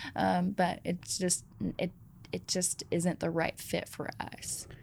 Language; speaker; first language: English; native; English